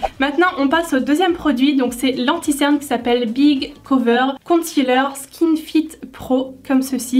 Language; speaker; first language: French; native; French